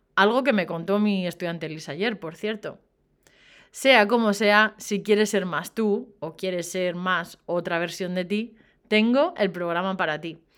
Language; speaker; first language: Spanish; native; Spanish